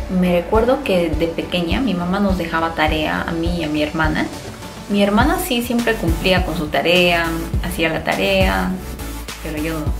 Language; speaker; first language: Spanish; early bilingual, heritage; Korean